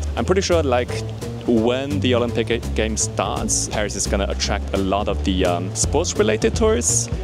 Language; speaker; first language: English; non-native, fluent; Chinese